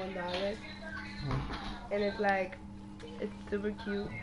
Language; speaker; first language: English; early bilingual, other home language; Spanish